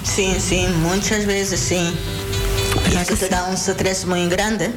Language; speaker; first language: Spanish; non-native, learner; Portuguese